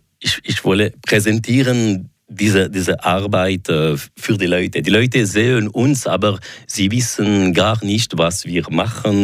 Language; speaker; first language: German; non-native, local second language; French